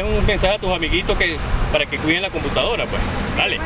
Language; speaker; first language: Spanish; native; Spanish